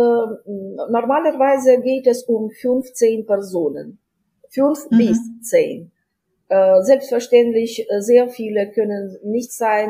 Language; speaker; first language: German; non-native, fluent; Ukrainian